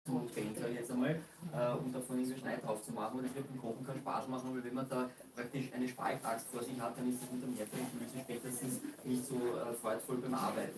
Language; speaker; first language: German; native; German